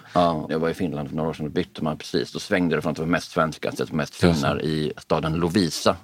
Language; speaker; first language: Swedish; native; Swedish